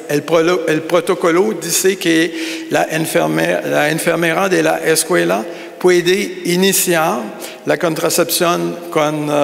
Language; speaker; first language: Spanish; non-native, learner; French